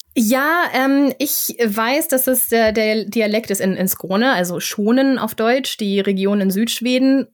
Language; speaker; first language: German; native; German